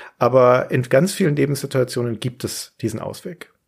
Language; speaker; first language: German; native; German